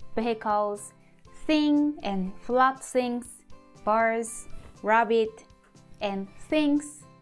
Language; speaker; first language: English; non-native, fluent; Japanese